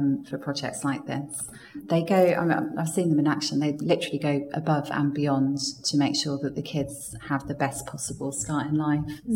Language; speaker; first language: English; native; English